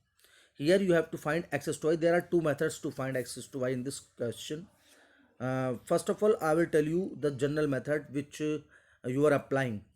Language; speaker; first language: English; non-native, local second language; Hindi